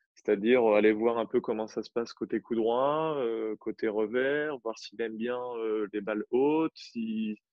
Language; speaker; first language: French; native; French